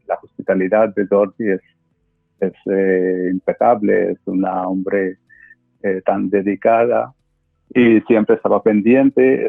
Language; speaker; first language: Spanish; non-native, fluent; Bangla